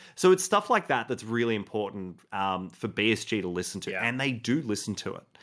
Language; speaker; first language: English; native; English